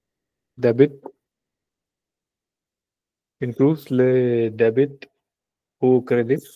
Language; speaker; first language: French; non-native, learner; Punjabi